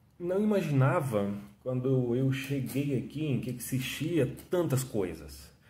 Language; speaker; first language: Portuguese; non-native, fluent; Spanish